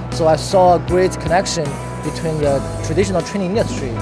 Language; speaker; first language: English; non-native, fluent; Chinese